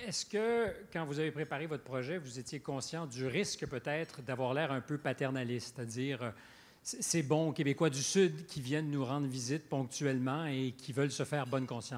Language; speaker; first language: French; native; French